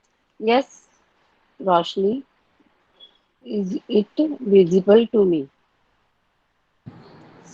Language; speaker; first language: English; non-native, learner; Hindi